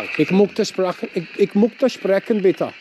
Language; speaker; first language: German; non-native, learner; English